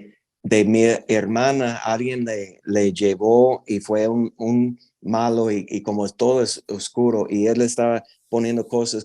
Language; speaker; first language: Spanish; non-native, fluent; English